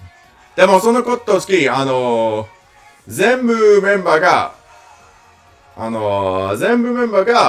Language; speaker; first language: Japanese; non-native, learner; English